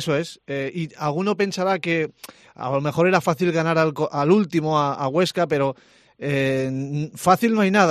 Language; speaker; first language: Spanish; native; Spanish